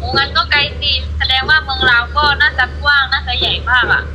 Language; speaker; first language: Thai; non-native, fluent; Burmese